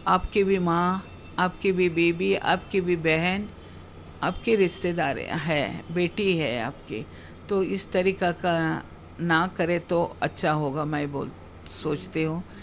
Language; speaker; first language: Hindi; non-native, local second language; Kannada